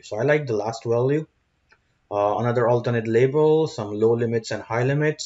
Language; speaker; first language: English; native; English